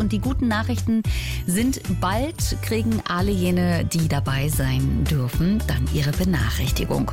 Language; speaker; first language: German; native; German